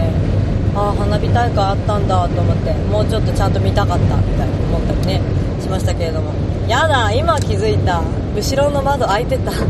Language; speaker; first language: Japanese; native; Japanese